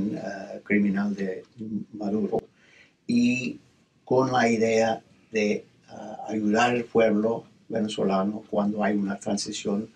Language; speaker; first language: Spanish; non-native, fluent; English